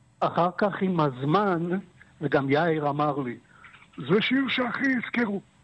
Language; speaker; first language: Hebrew; early bilingual, other home language; Polish